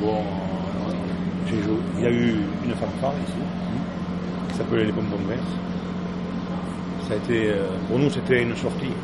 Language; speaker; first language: French; native; French